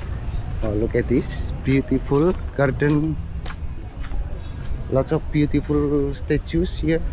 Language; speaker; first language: English; non-native, learner; Indonesian